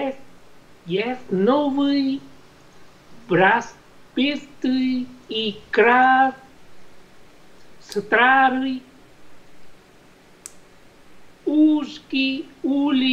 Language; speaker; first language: Russian; non-native, learner; Vietnamese